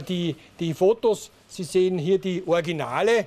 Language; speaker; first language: German; native; German